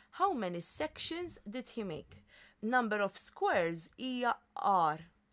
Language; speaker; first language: English; non-native, local second language; Maltese